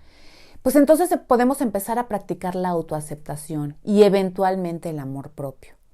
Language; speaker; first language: Spanish; native; Spanish